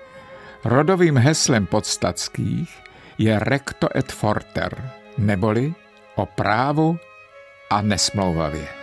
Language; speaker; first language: Czech; native; Czech